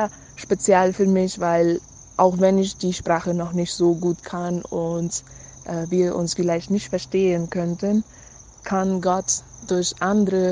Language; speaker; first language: German; non-native, learner; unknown